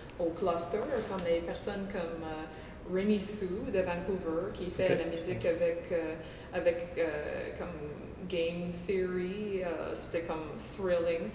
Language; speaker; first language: French; non-native, local second language; English